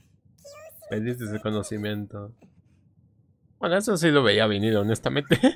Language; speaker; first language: Spanish; native; Spanish